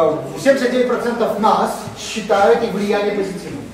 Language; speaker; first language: Russian; native; Russian